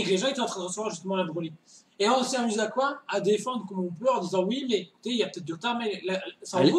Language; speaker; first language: French; native; French